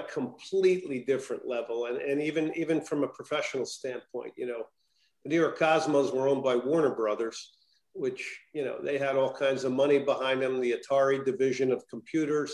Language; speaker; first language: English; native; English